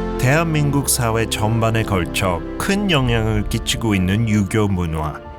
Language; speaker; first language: Korean; early bilingual, heritage; Korean